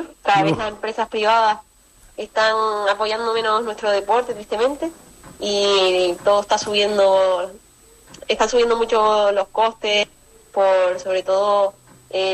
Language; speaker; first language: Spanish; native; Spanish